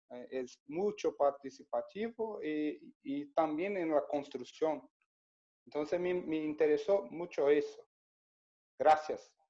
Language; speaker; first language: Spanish; non-native, learner; Portuguese